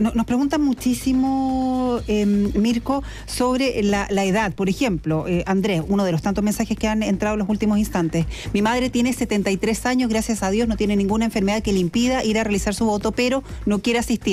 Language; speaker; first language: Spanish; native; Spanish